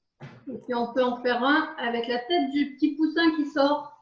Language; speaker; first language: French; native; French